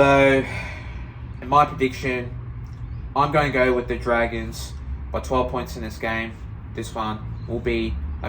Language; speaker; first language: English; native; English